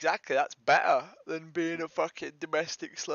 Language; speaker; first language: English; native; English